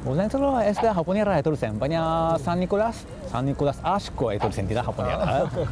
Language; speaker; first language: Basque; non-native, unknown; Japanese